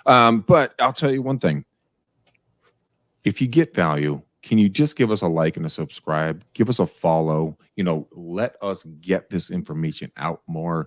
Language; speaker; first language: English; native; English